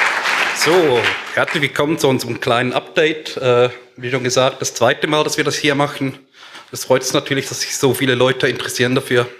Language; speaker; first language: German; native; German